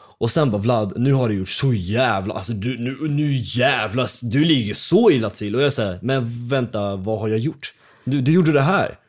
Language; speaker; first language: Swedish; early bilingual, other home language; Russian